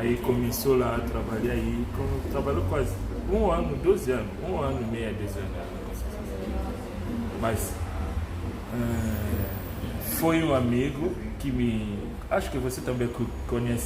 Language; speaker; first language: Portuguese; non-native, learner; Luba-Lulua